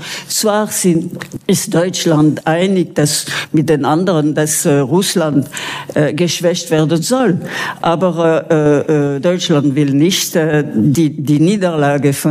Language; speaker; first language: German; non-native, local second language; French